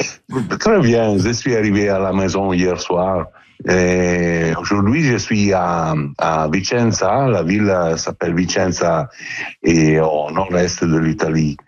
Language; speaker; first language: French; non-native, learner; Italian